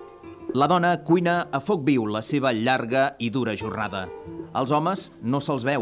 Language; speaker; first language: Catalan; native; Catalan